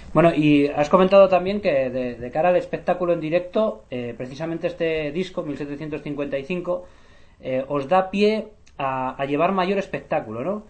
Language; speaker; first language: Spanish; native; Spanish